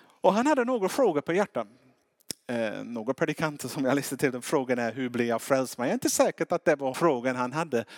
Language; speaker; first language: Swedish; non-native, fluent; English